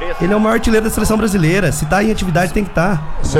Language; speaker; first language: Portuguese; native; Portuguese